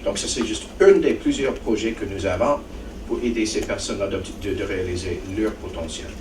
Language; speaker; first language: French; non-native, local second language; English